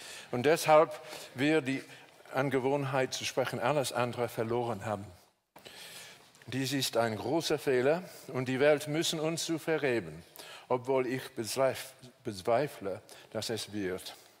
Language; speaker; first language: German; non-native, learner; English